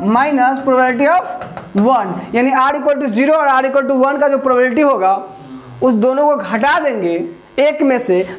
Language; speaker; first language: Hindi; native; Hindi